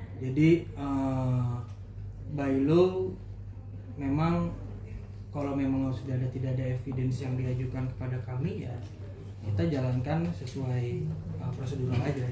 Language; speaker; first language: Indonesian; native; Indonesian